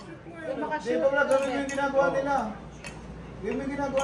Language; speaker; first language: Filipino; native; Filipino